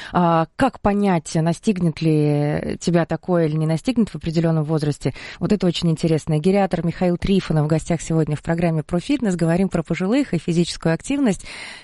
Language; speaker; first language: Russian; native; Russian